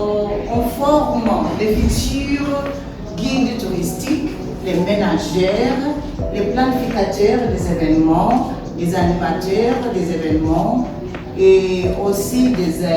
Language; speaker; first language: French; non-native, fluent; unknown